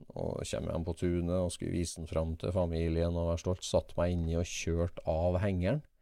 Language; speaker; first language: Norwegian; native; Norwegian